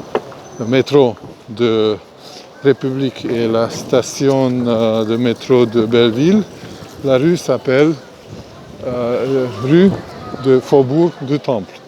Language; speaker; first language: French; non-native, fluent; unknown